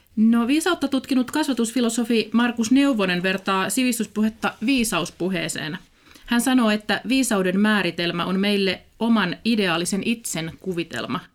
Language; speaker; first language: Finnish; native; Finnish